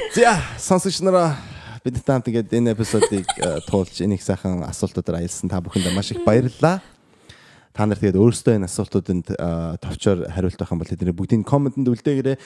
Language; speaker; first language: Mongolian; early bilingual, heritage; Mongolian